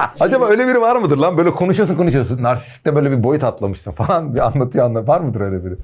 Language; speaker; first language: Turkish; native; Turkish